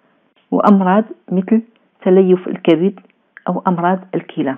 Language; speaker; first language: Arabic; native; Arabic